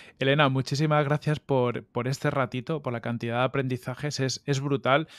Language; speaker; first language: Spanish; native; Spanish